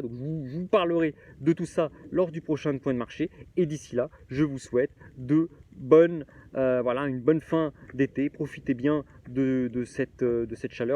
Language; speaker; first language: French; native; French